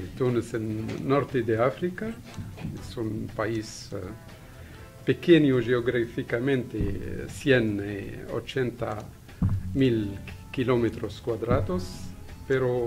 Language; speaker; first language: Spanish; non-native, fluent; Arabic